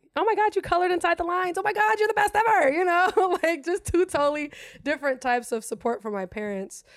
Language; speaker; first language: English; non-native, fluent; German